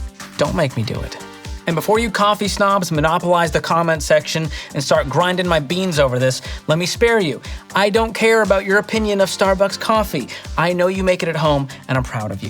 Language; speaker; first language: English; native; English